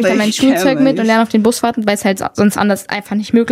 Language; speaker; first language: German; native; German